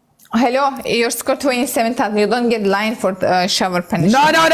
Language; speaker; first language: English; non-native, learner; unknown